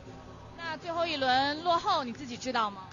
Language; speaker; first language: Chinese; native; Chinese